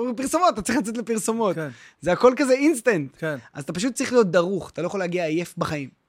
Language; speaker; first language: Hebrew; native; Hebrew